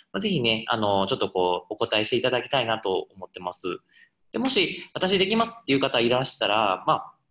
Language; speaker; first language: Japanese; native; Japanese